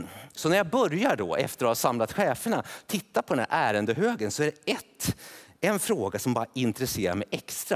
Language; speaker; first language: Swedish; native; Swedish